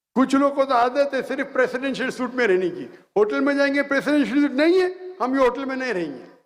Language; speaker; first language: Hindi; non-native, local second language; Konkani